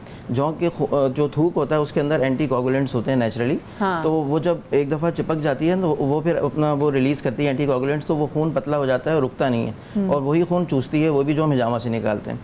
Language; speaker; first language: Urdu; native; Urdu